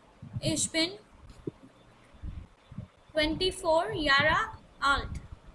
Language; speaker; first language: German; non-native, fluent; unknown